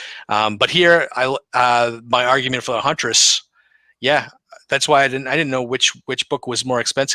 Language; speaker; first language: English; native; English